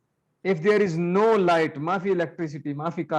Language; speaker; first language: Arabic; non-native, learner; Urdu